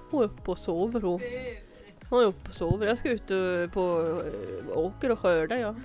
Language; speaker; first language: Swedish; native; Swedish